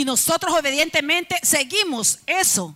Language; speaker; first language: Spanish; native; Spanish